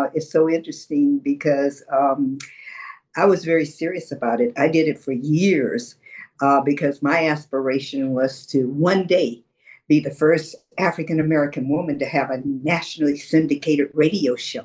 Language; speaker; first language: English; native; English